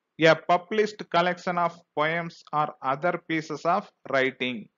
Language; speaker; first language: English; non-native, local second language; Tamil